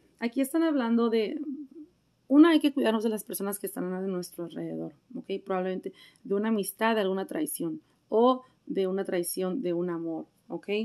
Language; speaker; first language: Spanish; early bilingual, heritage; Spanish